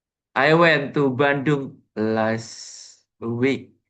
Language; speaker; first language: English; non-native, learner; Indonesian